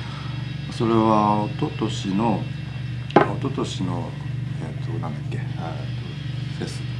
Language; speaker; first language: Japanese; native; Japanese